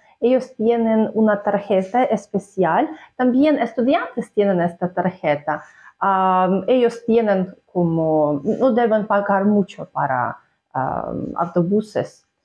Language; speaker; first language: Spanish; non-native, fluent; Russian